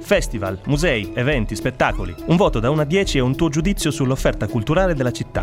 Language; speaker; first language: Italian; native; Italian